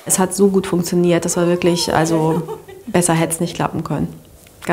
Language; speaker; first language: German; native; German